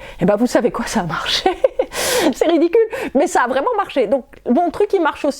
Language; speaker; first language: French; native; French